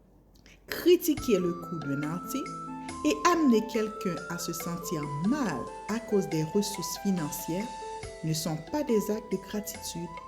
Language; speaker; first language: French; native; French